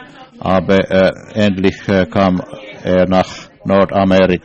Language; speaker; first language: German; non-native, learner; English